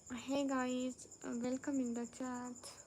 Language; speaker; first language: English; non-native, learner; Urdu